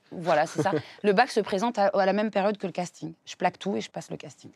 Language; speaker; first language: French; native; French